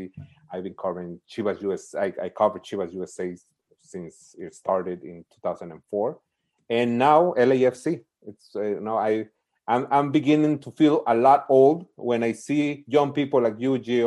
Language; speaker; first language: English; native; English